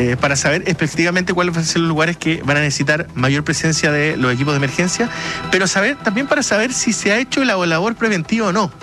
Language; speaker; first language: Spanish; native; Spanish